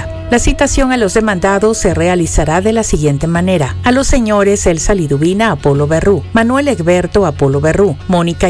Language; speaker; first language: Spanish; native; Spanish